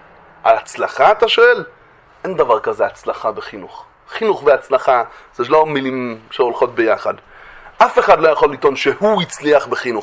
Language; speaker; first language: Hebrew; native; Hebrew